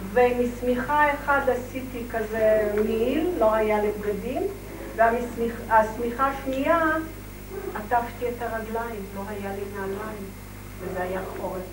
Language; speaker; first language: Hebrew; non-native, fluent; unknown